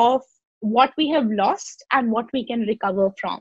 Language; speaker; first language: English; non-native, local second language; Hindi